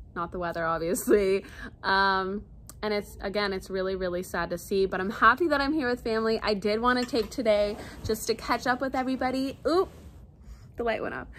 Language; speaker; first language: English; native; English